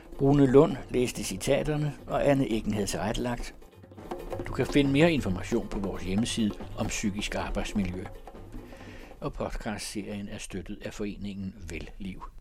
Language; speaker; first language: Danish; native; Danish